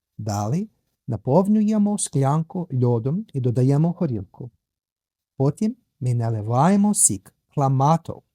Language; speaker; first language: Ukrainian; non-native, learner; English